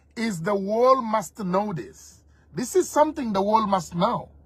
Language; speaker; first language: English; non-native, fluent; Wolof